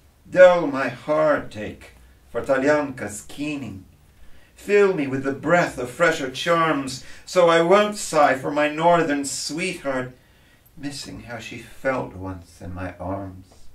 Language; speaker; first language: English; native; English